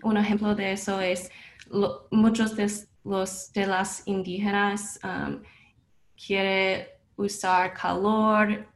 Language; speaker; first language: Spanish; non-native, learner; English